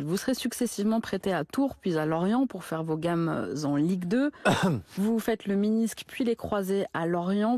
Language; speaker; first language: French; native; French